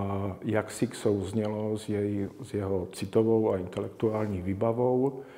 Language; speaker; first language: Czech; native; Czech